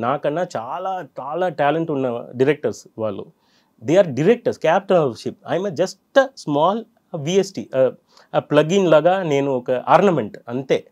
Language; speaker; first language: Telugu; non-native, fluent; Tamil